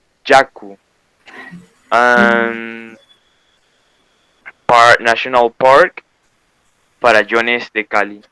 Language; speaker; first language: English; non-native, learner; Spanish